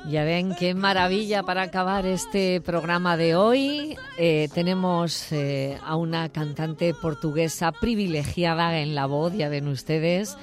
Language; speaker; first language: Spanish; native; Spanish